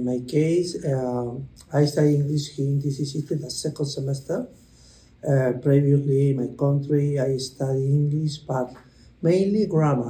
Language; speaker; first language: English; non-native, learner; Spanish